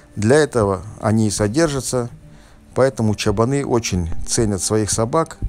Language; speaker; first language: Russian; non-native, local second language; Tajik